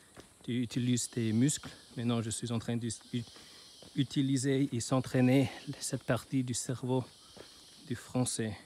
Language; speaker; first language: French; non-native, learner; Chinese